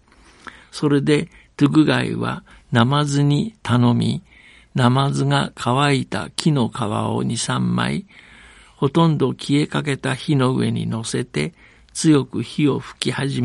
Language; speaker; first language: Japanese; native; Japanese